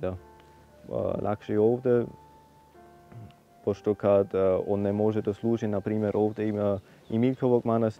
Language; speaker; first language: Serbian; non-native, fluent; German